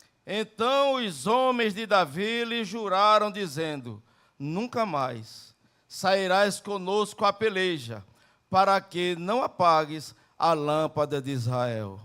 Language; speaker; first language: Portuguese; native; Portuguese